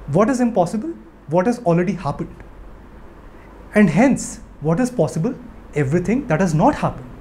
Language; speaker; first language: Hindi; native; Hindi